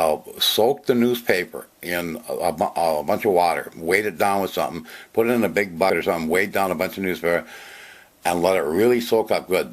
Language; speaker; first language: English; native; English